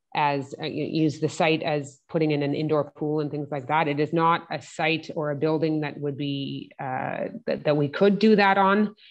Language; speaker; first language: English; native; English